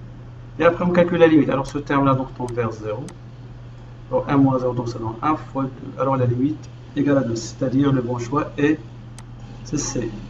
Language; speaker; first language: French; non-native, local second language; Arabic